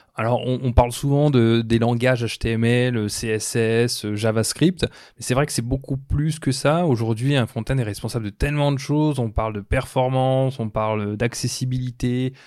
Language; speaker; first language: French; native; French